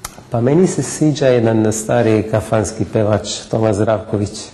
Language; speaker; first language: Croatian; non-native, fluent; Italian